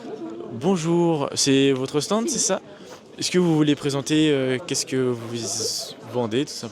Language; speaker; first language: French; native; French